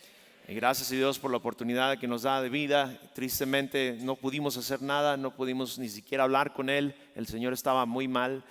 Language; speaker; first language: Spanish; native; Spanish